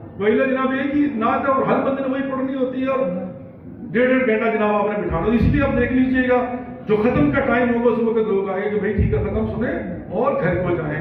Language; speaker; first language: Urdu; non-native, local second language; Pashto